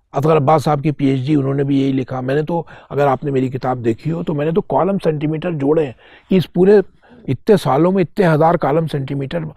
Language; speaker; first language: Hindi; native; Hindi